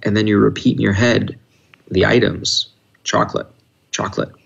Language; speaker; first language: English; native; English